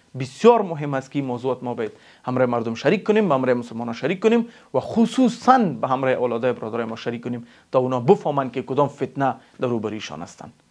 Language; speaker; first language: Persian; non-native, local second language; Pashto